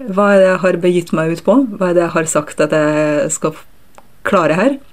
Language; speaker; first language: Norwegian; early bilingual, other home language; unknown